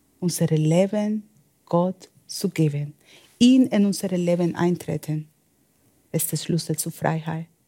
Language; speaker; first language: German; non-native, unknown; Spanish